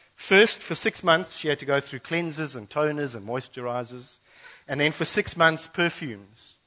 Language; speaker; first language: English; native; English